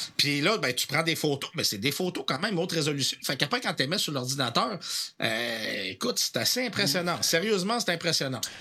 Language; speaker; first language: French; native; French